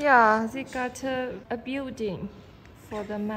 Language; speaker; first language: English; non-native, fluent; Chinese